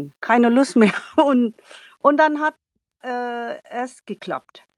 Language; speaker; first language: German; non-native, learner; Vietnamese